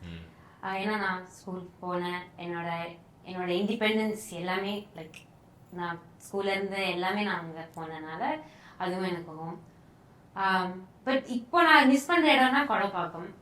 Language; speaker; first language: Tamil; early bilingual, heritage; Tamil